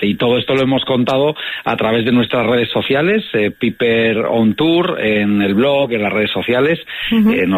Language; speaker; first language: Spanish; native; Spanish